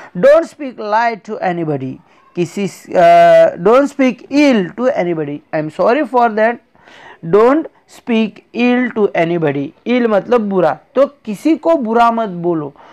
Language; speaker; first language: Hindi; non-native, local second language; Marathi